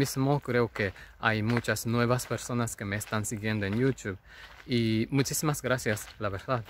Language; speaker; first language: Spanish; non-native, fluent; Japanese